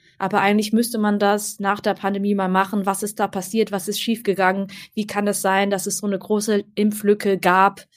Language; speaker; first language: German; early bilingual, other home language; Vietnamese